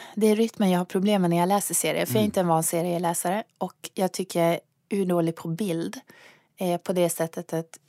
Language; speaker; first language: Swedish; native; Swedish